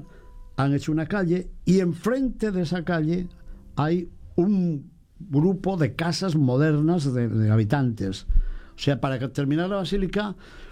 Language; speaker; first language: Spanish; native; Spanish